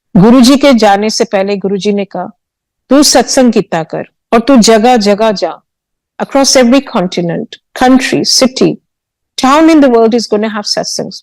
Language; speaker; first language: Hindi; early bilingual, heritage; Hindi